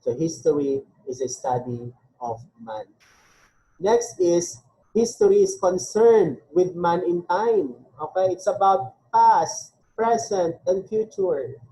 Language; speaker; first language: English; non-native, local second language; Filipino